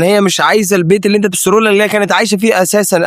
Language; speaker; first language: Arabic; native; Arabic